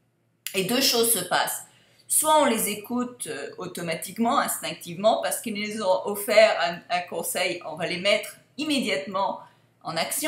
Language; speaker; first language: French; native; French